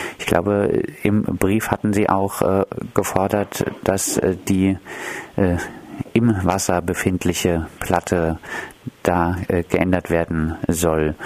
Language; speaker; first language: German; native; German